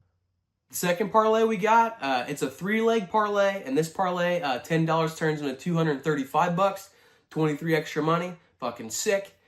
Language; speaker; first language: English; native; English